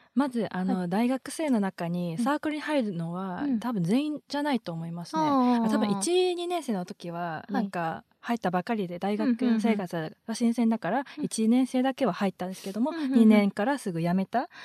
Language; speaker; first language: Japanese; non-native, fluent; Chinese